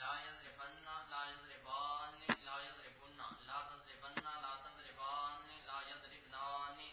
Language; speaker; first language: Arabic; non-native, learner; Punjabi